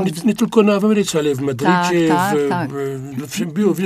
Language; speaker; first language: Polish; non-native, fluent; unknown